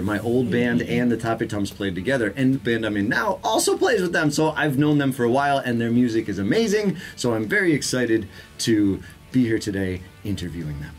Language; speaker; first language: English; native; English